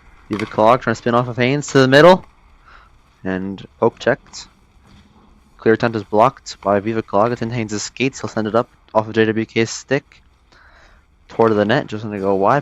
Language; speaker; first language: English; native; English